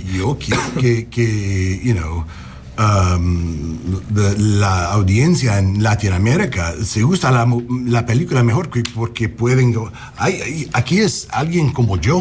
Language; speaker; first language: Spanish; early bilingual, heritage; English